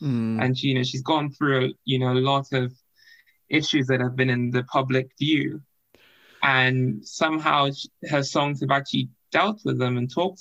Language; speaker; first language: English; non-native, local second language; Yoruba